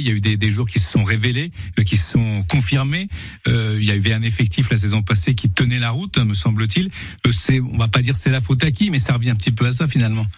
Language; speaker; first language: French; native; French